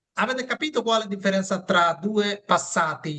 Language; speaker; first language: Italian; non-native, fluent; Bangla